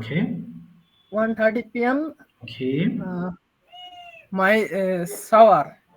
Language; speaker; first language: English; non-native, learner; Bangla